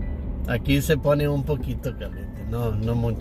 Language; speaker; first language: Spanish; early bilingual, heritage; English